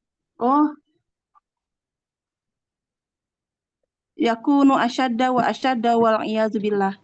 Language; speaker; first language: Arabic; non-native, learner; Indonesian